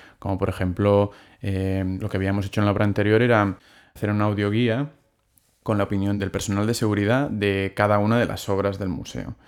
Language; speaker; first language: Spanish; non-native, local second language; Catalan